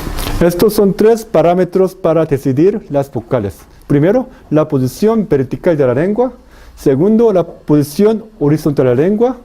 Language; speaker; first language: Spanish; non-native, fluent; Korean